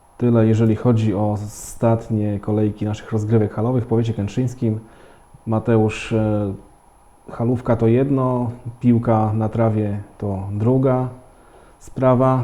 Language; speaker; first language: Polish; native; Polish